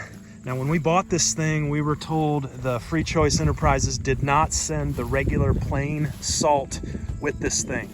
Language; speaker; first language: English; native; English